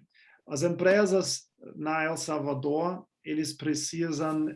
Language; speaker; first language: Portuguese; non-native, fluent; German